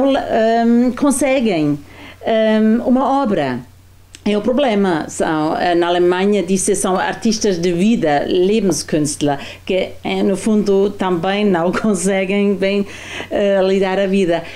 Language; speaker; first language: Portuguese; non-native, fluent; German